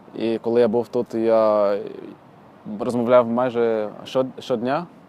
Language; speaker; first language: Ukrainian; non-native, fluent; Portuguese